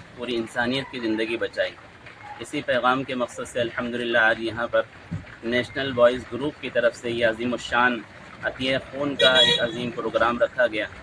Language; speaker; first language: Urdu; native; Urdu